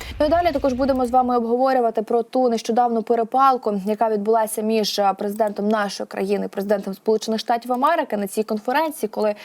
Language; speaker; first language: Ukrainian; native; Ukrainian